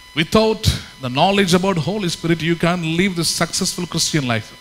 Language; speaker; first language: English; non-native, local second language; Tamil